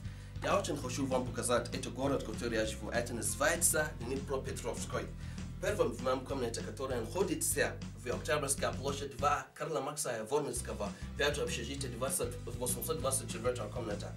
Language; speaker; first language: Russian; non-native, learner; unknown